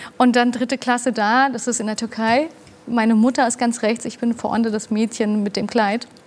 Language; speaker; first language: German; early bilingual, other home language; Turkish